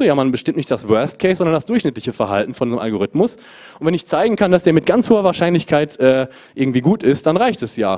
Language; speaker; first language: German; native; German